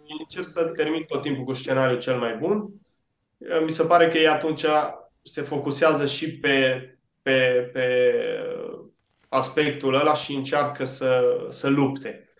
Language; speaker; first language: Romanian; early bilingual, heritage; Romanian